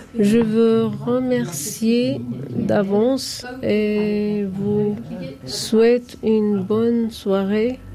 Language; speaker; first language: French; non-native, fluent; Arabic